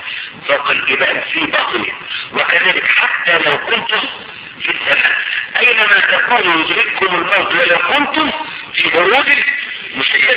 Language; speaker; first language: Arabic; native; Arabic